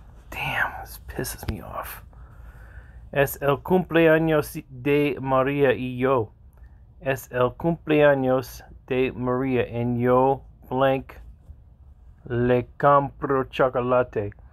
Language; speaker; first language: Spanish; non-native, learner; English